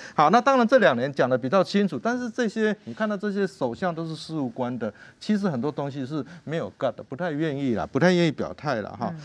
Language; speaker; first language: Chinese; native; Chinese